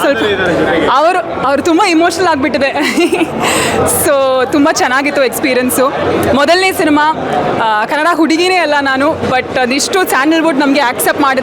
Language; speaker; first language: Kannada; non-native, fluent; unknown